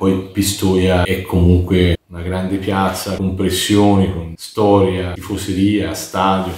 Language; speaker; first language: Italian; native; Italian